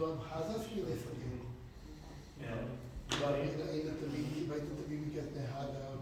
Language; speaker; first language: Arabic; non-native, learner; Urdu